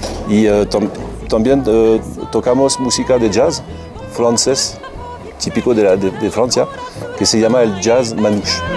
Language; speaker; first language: Spanish; non-native, learner; French